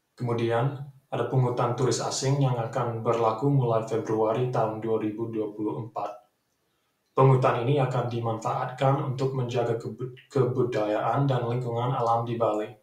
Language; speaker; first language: Indonesian; non-native, fluent; English